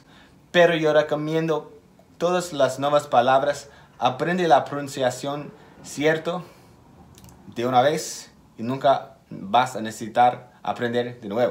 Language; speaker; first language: Spanish; non-native, fluent; English